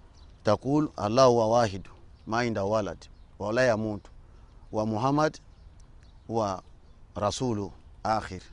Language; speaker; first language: Arabic; non-native, learner; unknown